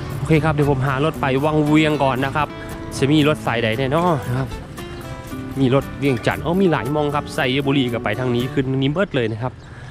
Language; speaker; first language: Thai; native; Thai